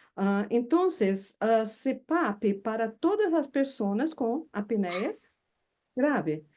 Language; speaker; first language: Spanish; non-native, fluent; Portuguese